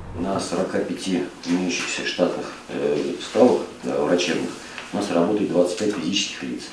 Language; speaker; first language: Russian; native; Russian